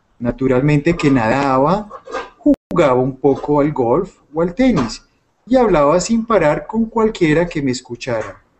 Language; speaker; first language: Spanish; native; Spanish